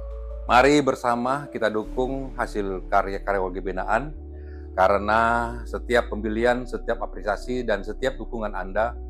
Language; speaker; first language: Indonesian; native; Indonesian